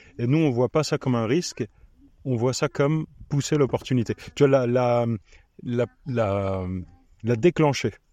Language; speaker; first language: French; native; French